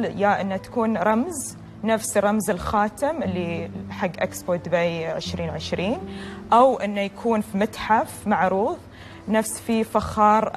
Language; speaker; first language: Arabic; native; Arabic